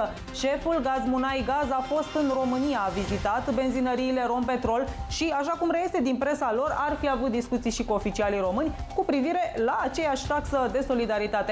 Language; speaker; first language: Romanian; native; Romanian